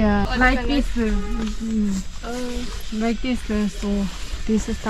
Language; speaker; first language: English; non-native, learner; Korean